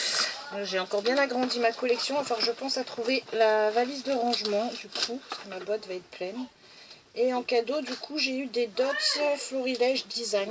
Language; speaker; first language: French; native; French